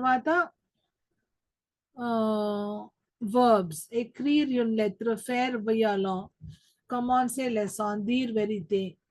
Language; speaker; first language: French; non-native, learner; Telugu